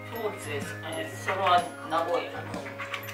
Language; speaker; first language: Italian; non-native, learner; Japanese